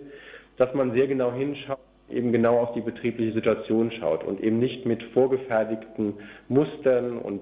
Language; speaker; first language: German; native; German